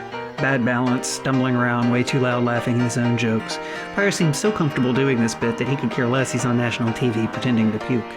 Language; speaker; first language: English; native; English